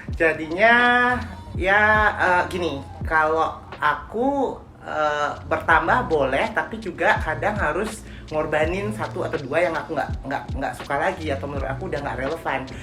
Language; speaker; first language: Indonesian; non-native, local second language; Balinese